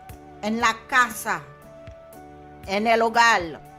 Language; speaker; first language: Spanish; non-native, learner; Haitian Creole